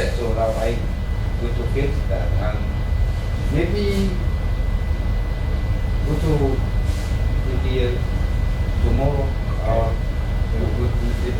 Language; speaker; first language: English; non-native, learner; Arabic